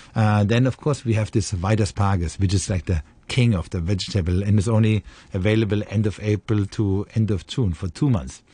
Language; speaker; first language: English; non-native, fluent; German